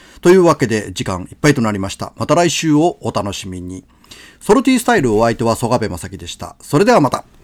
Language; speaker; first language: Japanese; native; Japanese